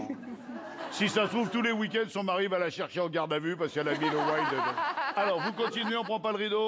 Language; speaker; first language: French; native; French